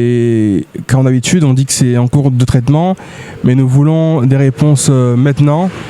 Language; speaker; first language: French; native; French